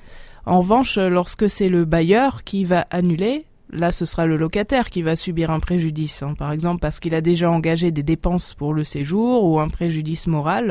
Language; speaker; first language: French; native; French